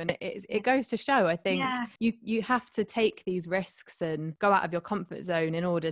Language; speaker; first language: English; native; English